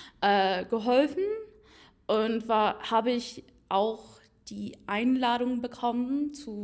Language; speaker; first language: German; non-native, fluent; English